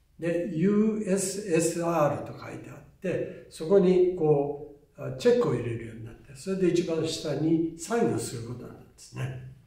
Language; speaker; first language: Japanese; native; Japanese